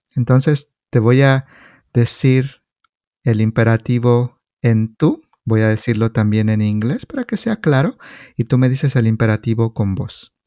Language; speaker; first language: Spanish; native; Spanish